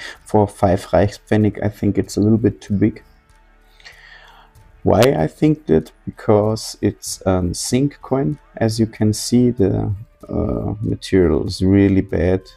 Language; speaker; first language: English; non-native, fluent; German